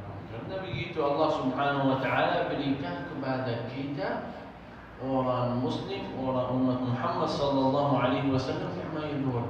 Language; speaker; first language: Indonesian; non-native, fluent; Arabic